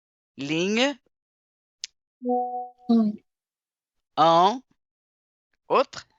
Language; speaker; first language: French; non-native, fluent; Portuguese